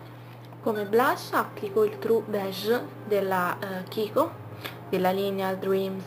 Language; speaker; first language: Italian; native; Italian